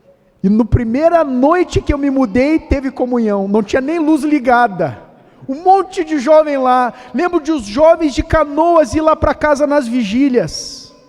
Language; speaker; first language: Portuguese; native; Portuguese